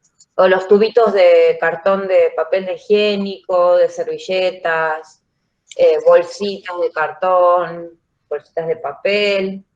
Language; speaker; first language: Spanish; native; Spanish